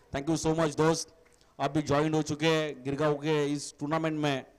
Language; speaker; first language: Hindi; non-native, local second language; Marathi